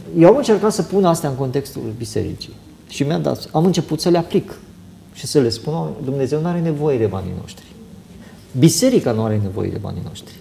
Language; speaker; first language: Romanian; native; Romanian